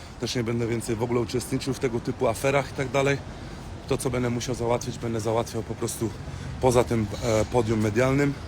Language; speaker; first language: Polish; early bilingual, heritage; Polish